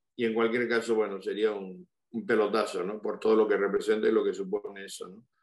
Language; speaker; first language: Spanish; native; Spanish